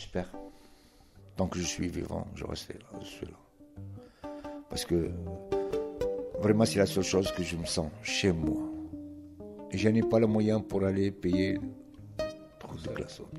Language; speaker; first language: French; non-native, local second language; Arabic